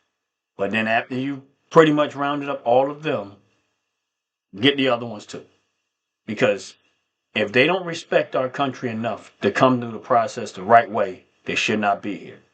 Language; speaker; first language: English; native; English